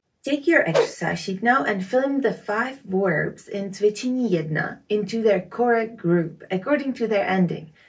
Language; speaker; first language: English; non-native, fluent; Czech